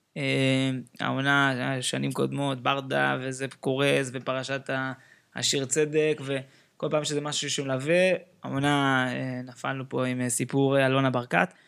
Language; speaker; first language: Hebrew; native; Hebrew